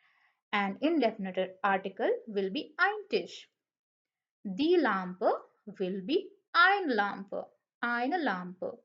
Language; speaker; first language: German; non-native, fluent; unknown